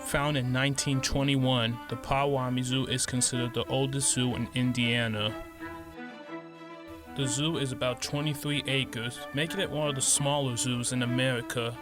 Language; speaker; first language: English; native; English